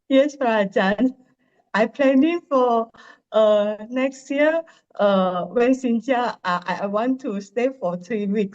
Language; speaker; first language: English; non-native, learner; Indonesian